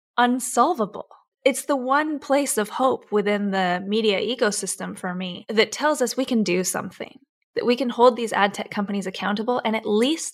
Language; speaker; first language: English; native; English